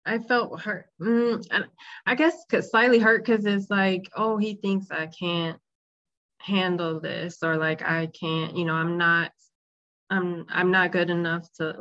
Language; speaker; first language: English; native; English